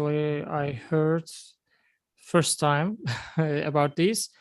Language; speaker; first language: English; non-native, learner; Azerbaijani